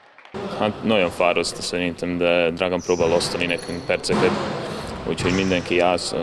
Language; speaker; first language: Hungarian; non-native, learner; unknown